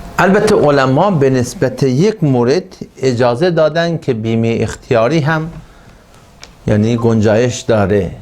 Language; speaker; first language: Persian; non-native, local second language; Turkmen